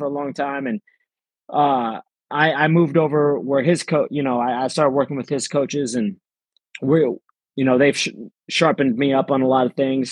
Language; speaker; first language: English; native; English